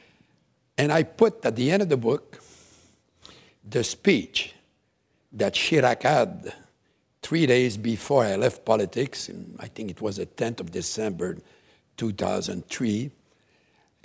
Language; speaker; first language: English; non-native, fluent; French